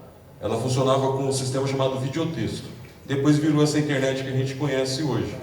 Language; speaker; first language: Portuguese; early bilingual, other home language; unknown